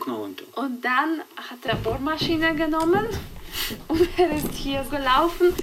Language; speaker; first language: German; non-native, fluent; Polish